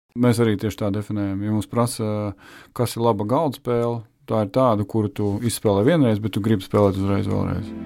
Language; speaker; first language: Latvian; native; Latvian